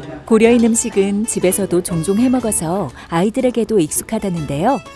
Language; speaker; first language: Korean; native; Korean